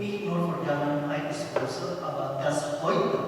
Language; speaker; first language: German; non-native, learner; Indonesian